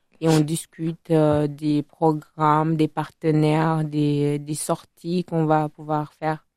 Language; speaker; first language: French; non-native, fluent; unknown